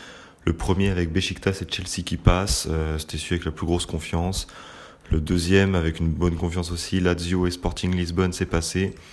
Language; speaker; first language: French; native; French